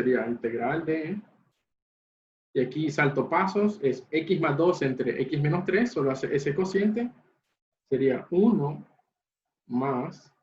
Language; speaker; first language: Spanish; native; Spanish